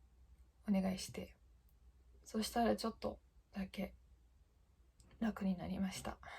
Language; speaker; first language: Japanese; non-native, fluent; English